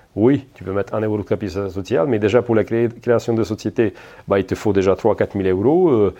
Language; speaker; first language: French; non-native, fluent; Hungarian